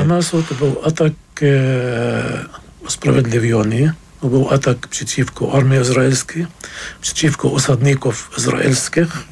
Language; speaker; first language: Polish; non-native, fluent; Arabic